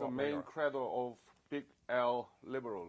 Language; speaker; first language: English; non-native, fluent; Korean